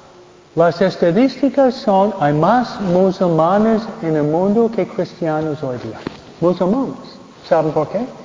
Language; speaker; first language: Spanish; non-native, fluent; English